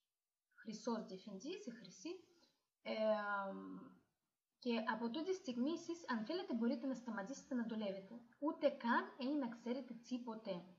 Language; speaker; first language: Greek; non-native, learner; Russian